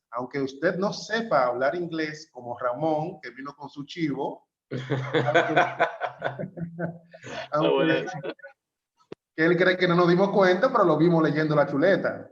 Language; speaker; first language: Spanish; native; Spanish